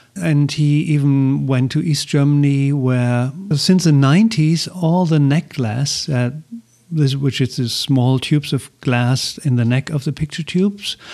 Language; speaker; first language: English; non-native, fluent; German